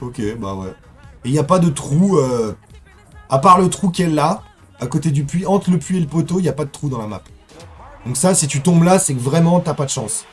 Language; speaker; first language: French; native; French